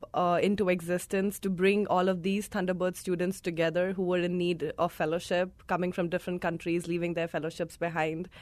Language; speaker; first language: English; non-native, local second language; Hindi